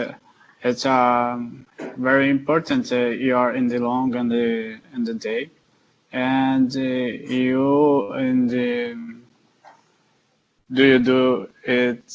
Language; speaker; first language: English; non-native, learner; Portuguese